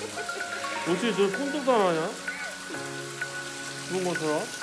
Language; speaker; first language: Spanish; non-native, learner; Korean